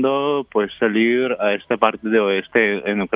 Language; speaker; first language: Spanish; non-native, fluent; Ukrainian